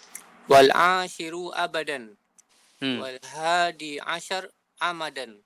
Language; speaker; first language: Arabic; non-native, learner; Malay